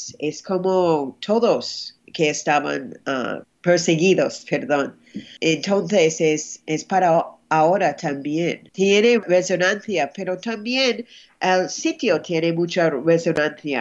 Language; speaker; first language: Spanish; non-native, fluent; English